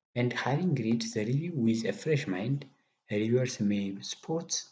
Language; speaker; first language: English; non-native, local second language; Amharic